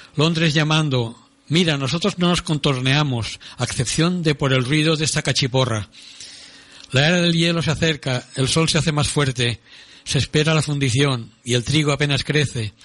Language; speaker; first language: Spanish; non-native, local second language; Catalan